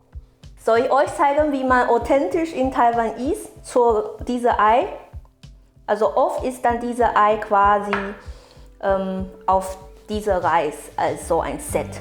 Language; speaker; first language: German; non-native, fluent; Chinese